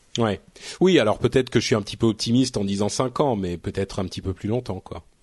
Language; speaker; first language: French; native; French